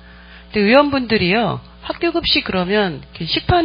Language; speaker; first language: Korean; native; Korean